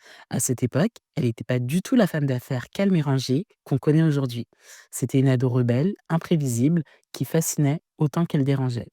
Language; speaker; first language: French; native; French